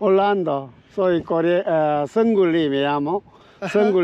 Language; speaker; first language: Spanish; non-native, learner; Korean